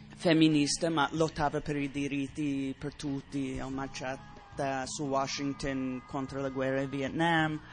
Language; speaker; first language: Italian; non-native, fluent; English